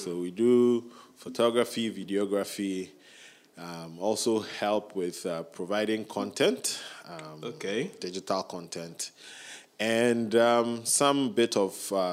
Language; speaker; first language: English; non-native, local second language; Akan